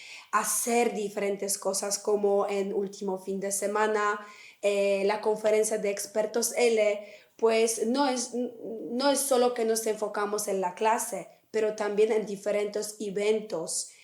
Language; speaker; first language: Spanish; non-native, fluent; Polish